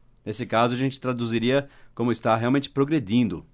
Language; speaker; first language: Portuguese; non-native, fluent; English